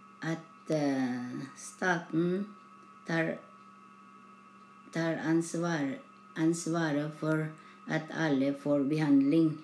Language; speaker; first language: Norwegian; non-native, learner; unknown